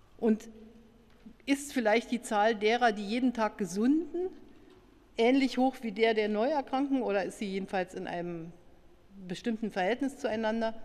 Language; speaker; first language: German; native; German